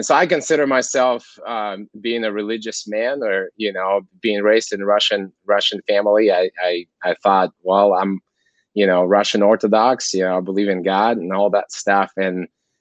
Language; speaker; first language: English; non-native, fluent; Kazakh